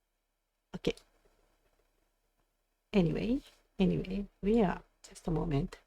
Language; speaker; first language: English; non-native, learner; Japanese